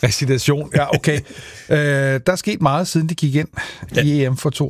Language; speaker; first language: Danish; native; Danish